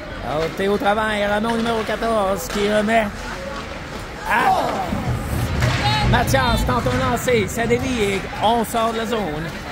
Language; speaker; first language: French; native; French